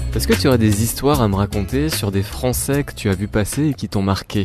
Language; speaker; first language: French; native; French